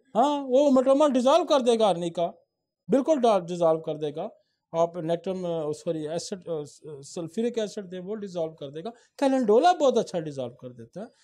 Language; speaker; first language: Urdu; non-native, local second language; Saraiki